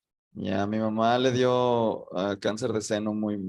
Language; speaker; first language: Spanish; native; Spanish